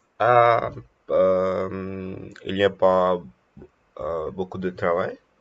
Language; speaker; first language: French; non-native, learner; Telugu